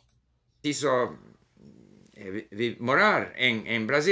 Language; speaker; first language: Portuguese; non-native, learner; English